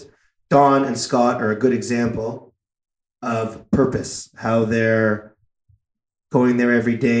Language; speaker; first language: English; native; English